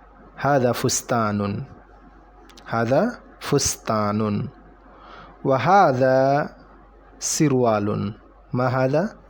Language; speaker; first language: Arabic; non-native, fluent; Bangla